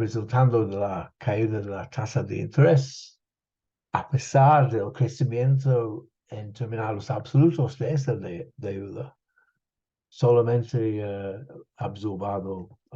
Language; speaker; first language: Spanish; non-native, fluent; English